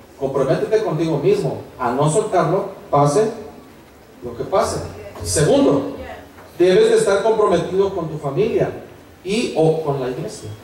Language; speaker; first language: Spanish; native; Spanish